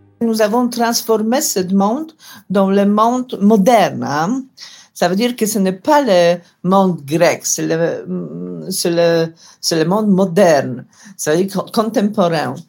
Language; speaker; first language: French; non-native, learner; Polish